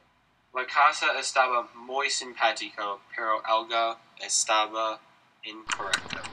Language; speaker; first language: Spanish; non-native, learner; English